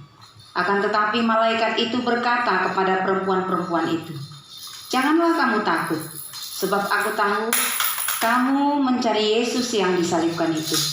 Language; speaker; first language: Indonesian; native; Indonesian